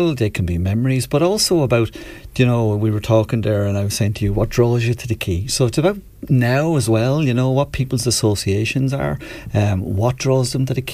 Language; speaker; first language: English; native; English